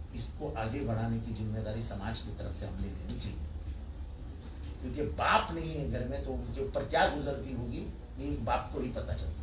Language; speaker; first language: Hindi; non-native, local second language; Marathi